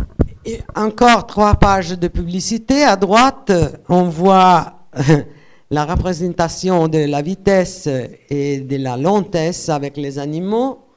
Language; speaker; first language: French; non-native, fluent; Italian